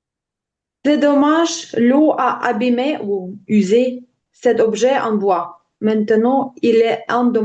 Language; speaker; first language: French; non-native, learner; Ukrainian